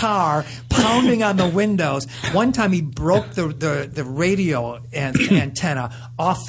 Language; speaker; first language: English; native; English